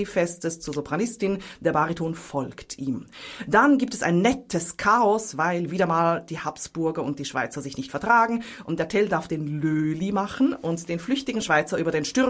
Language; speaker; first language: German; native; German